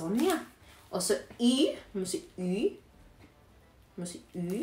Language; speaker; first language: Norwegian; non-native, learner; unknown